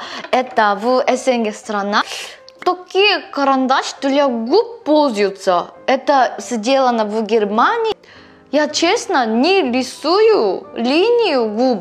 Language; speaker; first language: Russian; non-native, learner; Korean